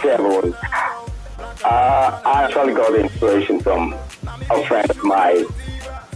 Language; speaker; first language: English; non-native, local second language; Yoruba